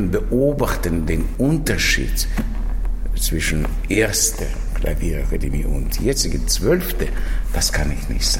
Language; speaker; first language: German; non-native, fluent; Russian